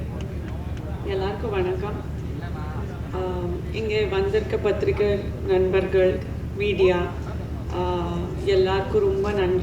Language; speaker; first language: Tamil; non-native, fluent; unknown